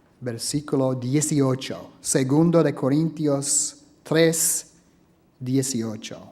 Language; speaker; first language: Spanish; non-native, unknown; English